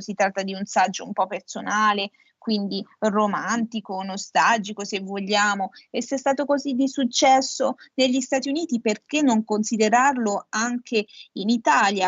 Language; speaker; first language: Italian; native; Italian